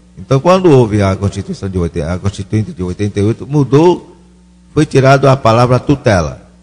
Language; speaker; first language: Portuguese; non-native, local second language; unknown